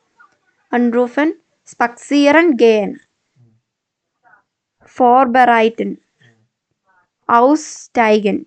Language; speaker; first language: German; non-native, learner; Malayalam